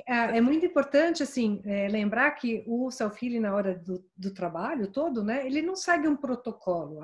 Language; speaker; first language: Portuguese; native; Portuguese